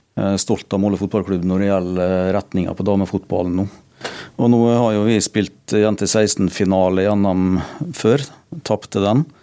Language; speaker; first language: Norwegian; native; Norwegian